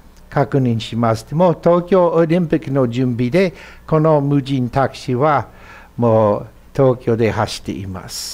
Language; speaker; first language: Japanese; non-native, fluent; English